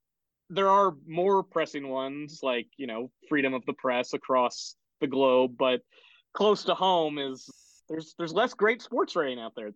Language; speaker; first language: English; native; English